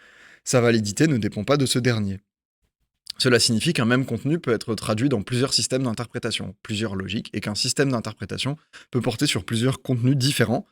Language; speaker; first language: French; native; French